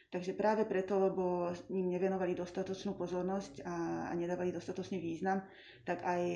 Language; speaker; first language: Slovak; non-native, local second language; Hungarian